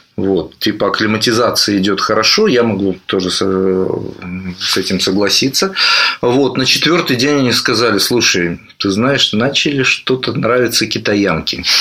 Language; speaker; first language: Russian; native; Russian